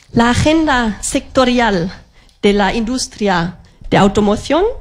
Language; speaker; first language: Spanish; non-native, fluent; German